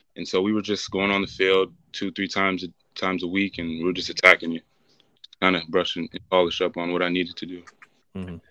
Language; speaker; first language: English; native; English